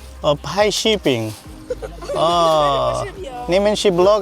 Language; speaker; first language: Chinese; non-native, learner; Bangla